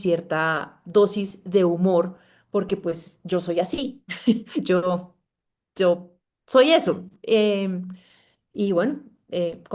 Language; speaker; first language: Spanish; native; Spanish